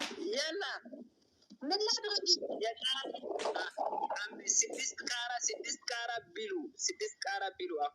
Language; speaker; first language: Amharic; non-native, local second language; Oromo